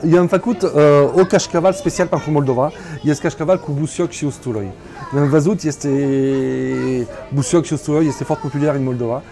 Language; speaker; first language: Romanian; non-native, learner; French